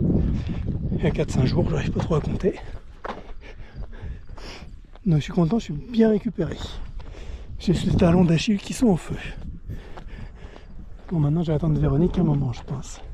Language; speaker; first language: French; native; French